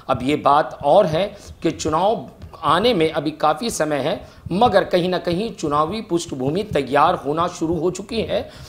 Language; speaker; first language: Hindi; non-native, local second language; Marathi